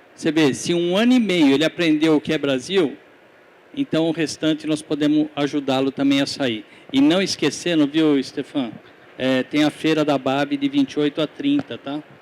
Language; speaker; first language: Portuguese; native; Portuguese